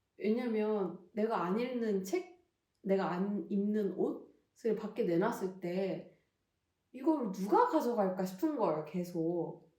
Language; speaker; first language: Korean; native; Korean